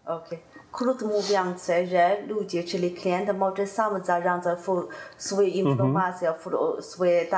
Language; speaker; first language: Polish; non-native, learner; Chinese